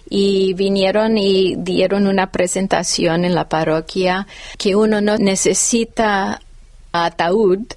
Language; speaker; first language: Spanish; non-native, fluent; English